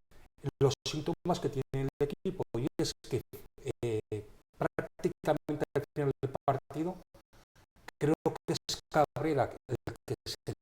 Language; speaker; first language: Spanish; native; Spanish